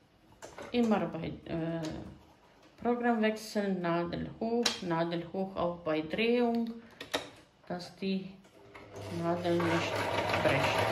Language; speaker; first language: German; non-native, fluent; Croatian